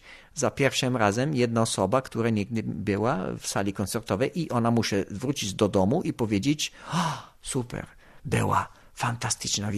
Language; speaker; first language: Polish; non-native, learner; Italian